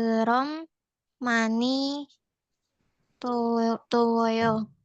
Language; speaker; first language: Korean; non-native, learner; Indonesian